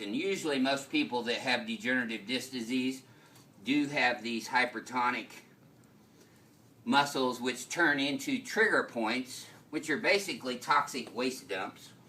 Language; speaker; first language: English; native; English